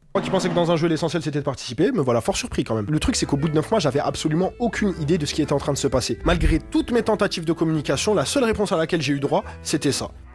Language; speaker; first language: French; non-native, local second language; Arabic